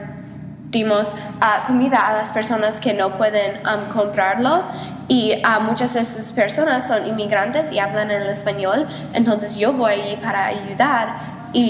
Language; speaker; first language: Spanish; non-native, learner; English